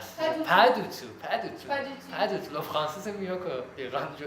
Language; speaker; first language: French; non-native, learner; Persian